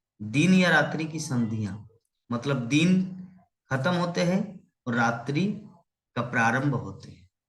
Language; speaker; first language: Hindi; non-native, local second language; Bangla